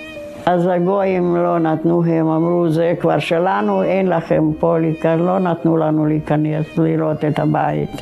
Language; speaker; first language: Hebrew; non-native, fluent; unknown